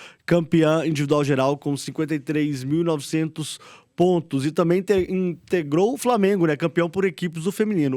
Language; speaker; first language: Portuguese; native; Portuguese